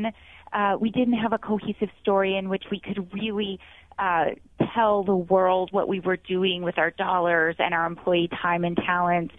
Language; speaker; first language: English; native; English